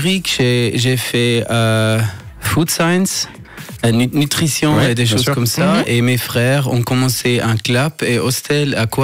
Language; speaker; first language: French; non-native, local second language; German